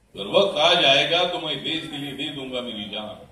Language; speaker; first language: Hindi; non-native, local second language; Marathi